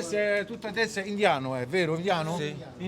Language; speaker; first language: Italian; native; Italian